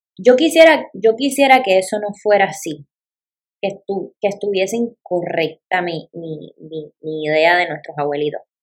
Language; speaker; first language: Spanish; native; Spanish